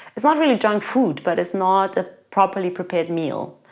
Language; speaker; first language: English; non-native, fluent; Italian